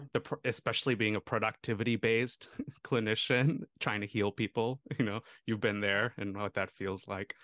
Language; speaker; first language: English; early bilingual, other home language; Tamil